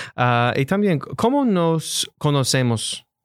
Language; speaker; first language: Spanish; non-native, learner; English